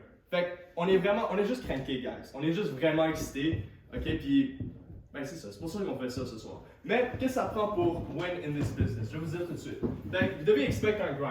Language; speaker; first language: French; native; French